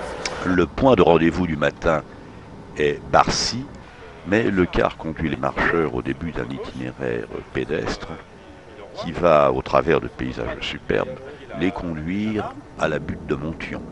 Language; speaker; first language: French; native; French